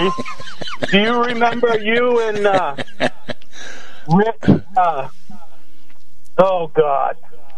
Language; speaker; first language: English; native; English